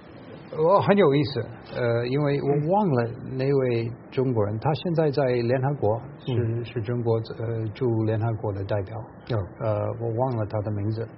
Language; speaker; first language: Chinese; non-native, fluent; English